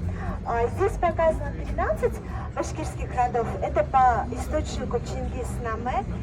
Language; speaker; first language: Russian; native; Russian